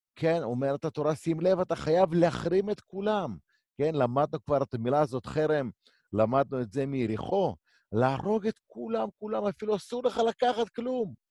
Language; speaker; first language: Hebrew; native; Hebrew